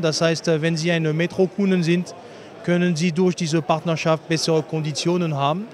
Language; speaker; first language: German; non-native, fluent; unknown